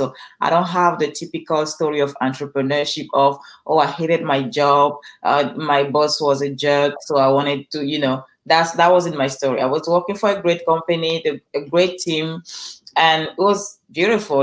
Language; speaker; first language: English; non-native, local second language; French